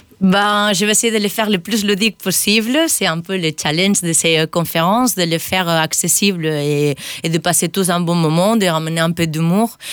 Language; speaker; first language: French; non-native, fluent; Spanish